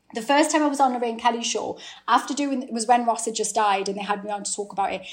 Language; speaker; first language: English; native; English